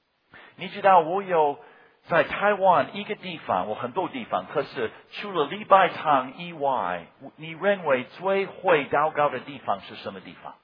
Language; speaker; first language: Chinese; non-native, fluent; English